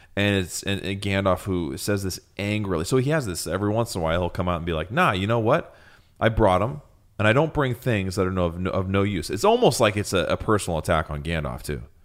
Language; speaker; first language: English; native; English